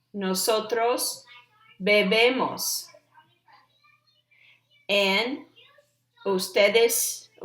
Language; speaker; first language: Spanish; non-native, fluent; English